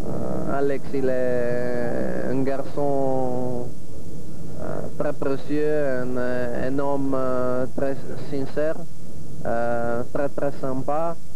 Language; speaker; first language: French; non-native, fluent; Italian